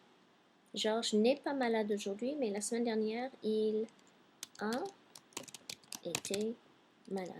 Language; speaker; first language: French; non-native, fluent; English